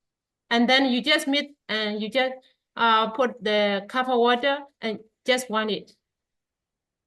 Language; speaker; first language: English; non-native, learner; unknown